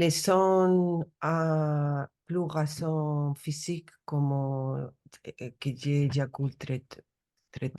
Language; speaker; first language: French; non-native, learner; Spanish